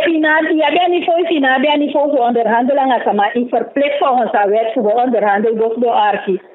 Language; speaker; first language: Dutch; non-native, local second language; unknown